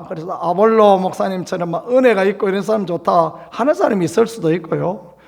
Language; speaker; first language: Korean; native; Korean